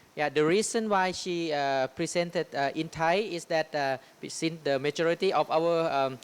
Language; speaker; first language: English; non-native, fluent; Thai